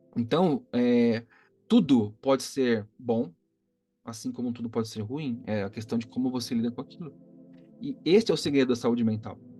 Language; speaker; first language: Portuguese; native; Portuguese